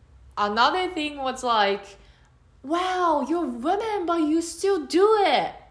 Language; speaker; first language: English; non-native, fluent; Japanese